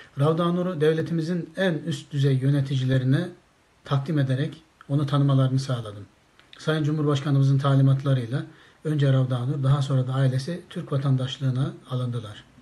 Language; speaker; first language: Turkish; native; Turkish